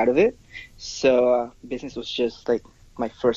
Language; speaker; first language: English; non-native, fluent; Spanish